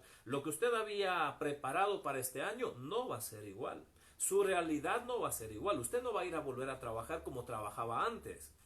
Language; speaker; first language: Spanish; native; Spanish